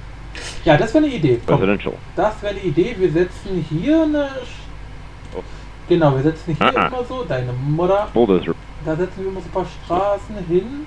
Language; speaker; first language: German; native; German